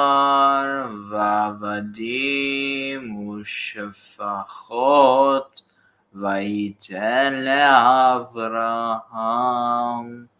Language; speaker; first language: Hebrew; non-native, learner; English